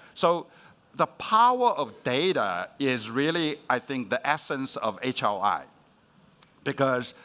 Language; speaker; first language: English; non-native, fluent; Chinese